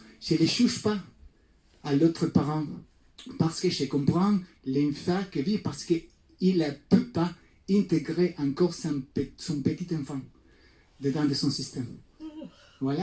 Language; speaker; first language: French; non-native, fluent; Spanish